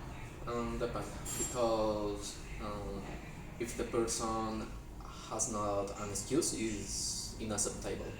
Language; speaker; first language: English; non-native, learner; Spanish